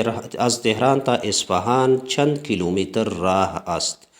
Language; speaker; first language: Persian; non-native, fluent; Urdu